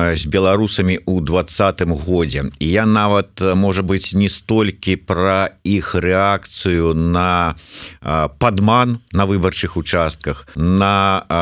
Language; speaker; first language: Belarusian; non-native, local second language; Russian